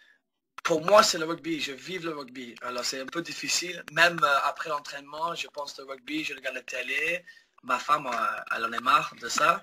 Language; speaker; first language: French; early bilingual, heritage; English